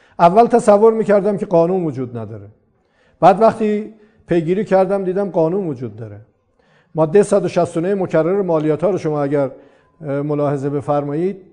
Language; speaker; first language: Persian; non-native, local second language; Azerbaijani